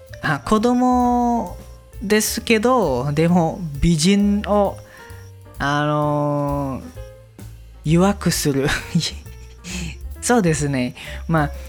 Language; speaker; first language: Japanese; non-native, learner; Indonesian